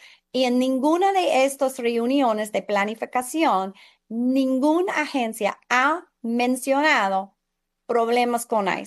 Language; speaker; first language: Spanish; non-native, fluent; English